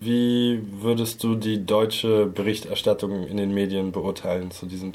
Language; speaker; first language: German; native; German